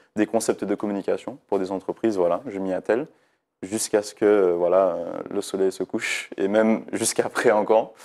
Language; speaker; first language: French; native; French